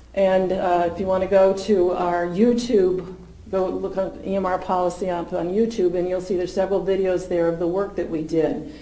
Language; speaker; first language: English; native; English